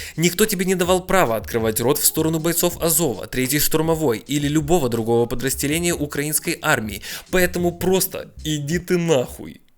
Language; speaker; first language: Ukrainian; non-native, local second language; Russian